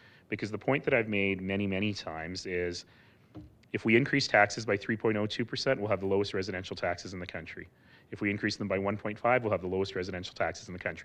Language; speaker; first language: English; native; English